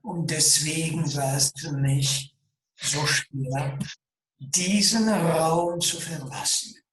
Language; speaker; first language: German; non-native, fluent; Russian